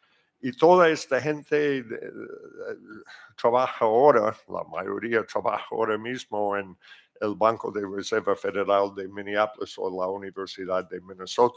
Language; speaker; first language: Spanish; non-native, fluent; English